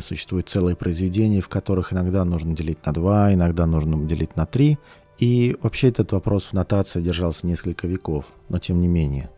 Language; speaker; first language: Russian; native; Russian